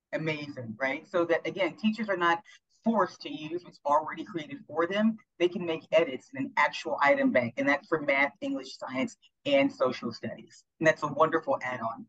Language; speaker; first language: English; native; English